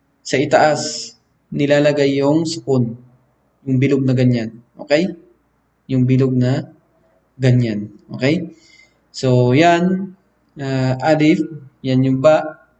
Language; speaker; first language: Filipino; non-native, local second language; Maranao